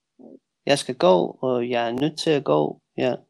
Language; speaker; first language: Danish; non-native, fluent; English